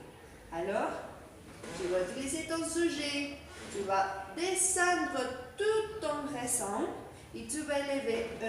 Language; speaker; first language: French; non-native, fluent; Spanish